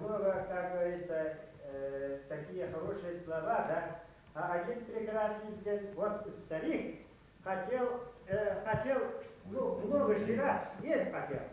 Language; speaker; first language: Russian; non-native, local second language; Yakut